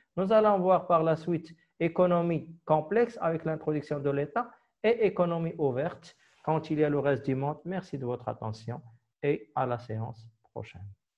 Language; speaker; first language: French; non-native, local second language; Arabic